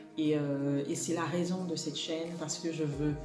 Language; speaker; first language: French; non-native, local second language; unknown